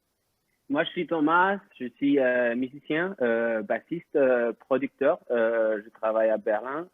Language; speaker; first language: French; non-native, local second language; Spanish